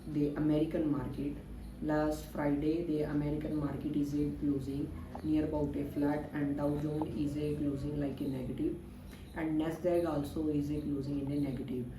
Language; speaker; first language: English; non-native, local second language; Punjabi